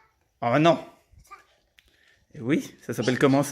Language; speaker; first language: French; native; French